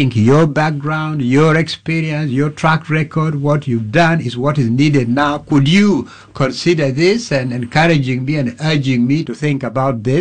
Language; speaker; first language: English; non-native, local second language; Acoli